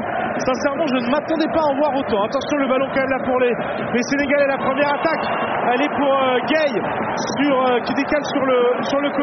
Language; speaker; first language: French; native; French